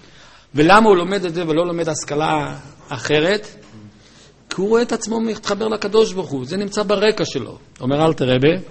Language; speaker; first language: Hebrew; native; Hebrew